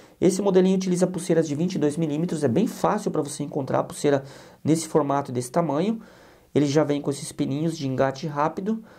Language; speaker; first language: Portuguese; native; Portuguese